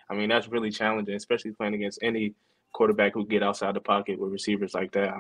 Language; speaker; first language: English; native; English